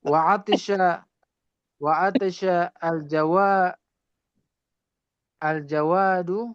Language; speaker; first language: Arabic; non-native, learner; Indonesian